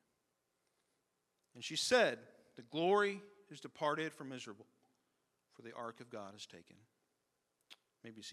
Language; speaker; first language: English; native; English